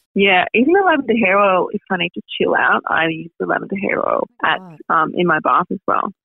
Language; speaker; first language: English; native; English